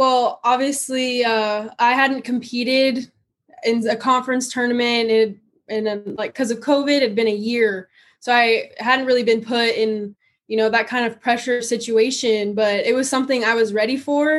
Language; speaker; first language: English; native; English